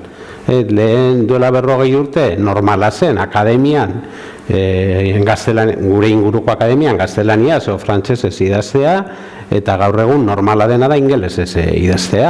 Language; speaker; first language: Basque; native; Basque